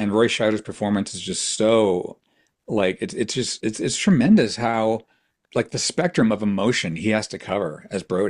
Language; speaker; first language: English; native; English